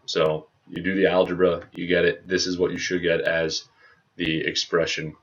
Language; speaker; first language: English; native; English